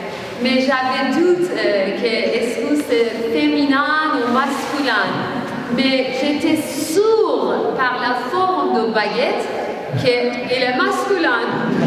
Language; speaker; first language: French; non-native, learner; Persian